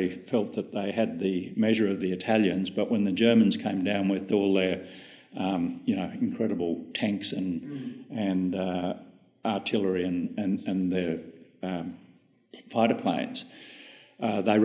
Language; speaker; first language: English; native; English